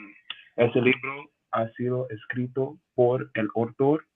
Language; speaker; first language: Spanish; non-native, learner; English